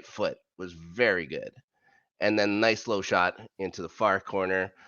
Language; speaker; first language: English; native; English